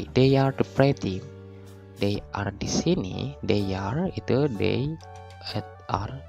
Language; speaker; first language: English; non-native, learner; Indonesian